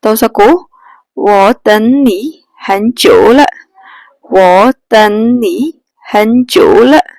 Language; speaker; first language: Chinese; non-native, fluent; Burmese